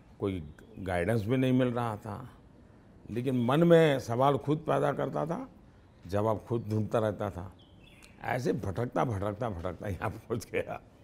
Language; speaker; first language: Hindi; non-native, local second language; Gujarati